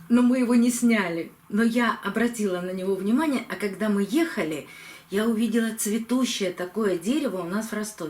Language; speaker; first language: Russian; native; Russian